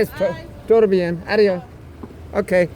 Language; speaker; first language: Spanish; non-native, learner; English